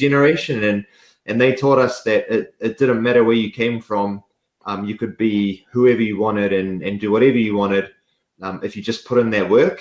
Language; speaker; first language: English; native; English